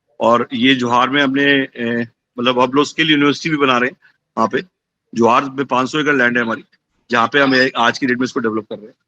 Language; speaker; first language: Hindi; native; Hindi